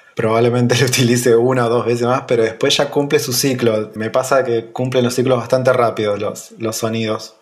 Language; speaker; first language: Spanish; native; Spanish